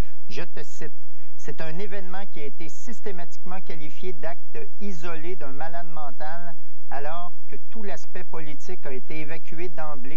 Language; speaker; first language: French; native; French